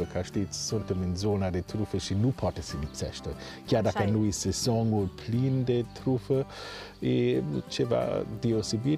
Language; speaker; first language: Romanian; non-native, learner; German